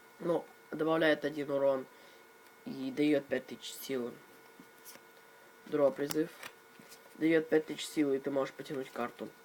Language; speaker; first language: Russian; native; Russian